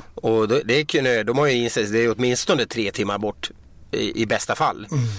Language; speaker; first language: Swedish; native; Swedish